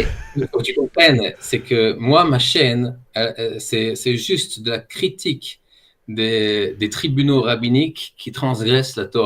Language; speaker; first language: French; native; French